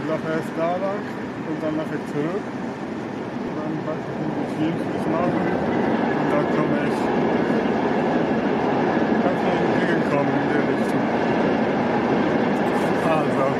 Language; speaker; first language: German; non-native, learner; Italian